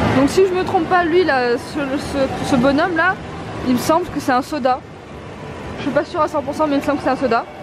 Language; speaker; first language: French; early bilingual, other home language; Chinese